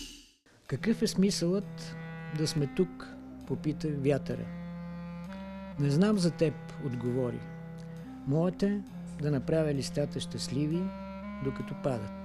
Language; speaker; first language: Bulgarian; native; Bulgarian